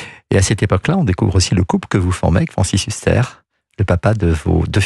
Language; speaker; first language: French; native; French